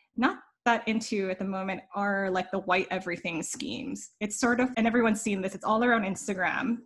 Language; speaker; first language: English; native; English